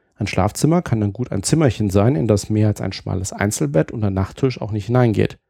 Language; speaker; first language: German; native; German